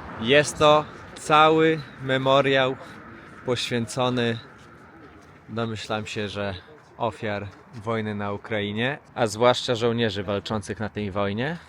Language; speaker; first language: Polish; native; Polish